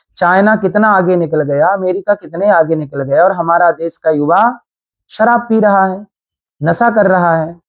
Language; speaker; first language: Hindi; native; Hindi